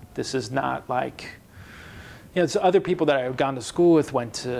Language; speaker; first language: English; native; English